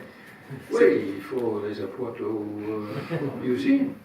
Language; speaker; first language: French; non-native, fluent; English